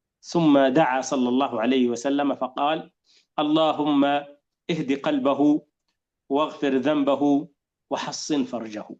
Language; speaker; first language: Arabic; native; Arabic